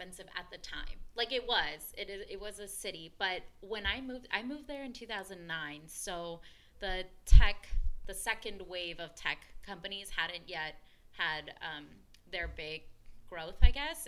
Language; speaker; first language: English; early bilingual, other home language; Spanish